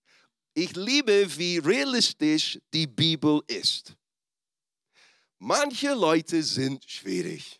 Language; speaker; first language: German; non-native, fluent; English